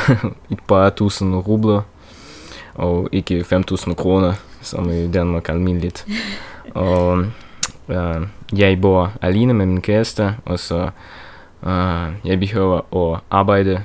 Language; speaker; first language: Norwegian; non-native, learner; Russian